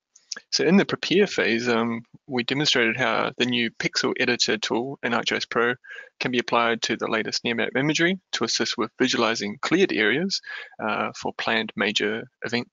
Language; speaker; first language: English; native; English